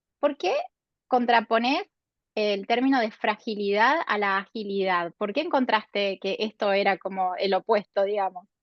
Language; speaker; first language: Spanish; native; Spanish